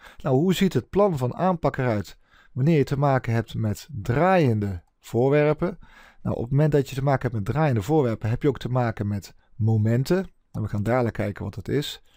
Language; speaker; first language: Dutch; native; Dutch